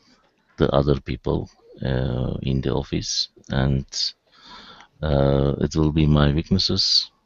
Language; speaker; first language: English; non-native, learner; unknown